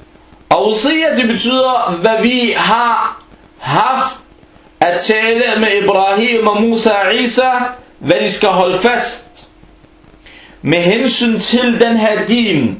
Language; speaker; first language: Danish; non-native, fluent; Arabic